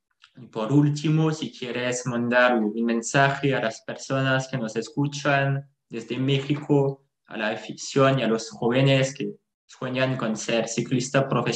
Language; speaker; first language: Spanish; non-native, fluent; French